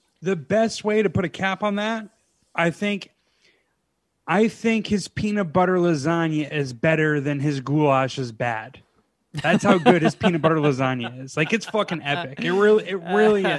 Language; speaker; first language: English; native; English